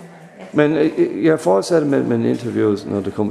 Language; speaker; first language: Danish; non-native, learner; English